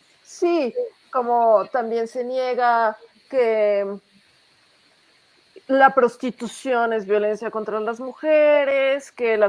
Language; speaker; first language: Spanish; native; Spanish